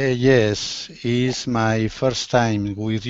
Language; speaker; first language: English; non-native, learner; Spanish